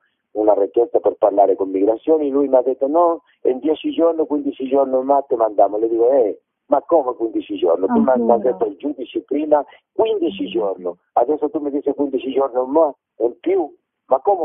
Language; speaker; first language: Italian; non-native, learner; Spanish